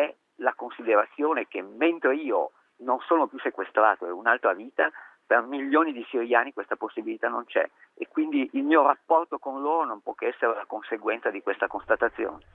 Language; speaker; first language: Italian; native; Italian